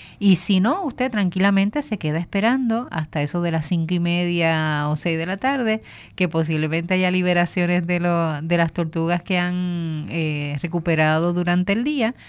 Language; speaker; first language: Spanish; native; Spanish